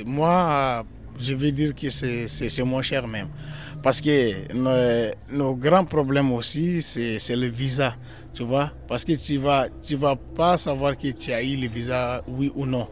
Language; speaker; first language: French; non-native, local second language; Tamasheq